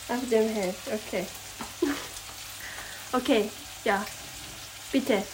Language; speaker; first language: German; non-native, learner; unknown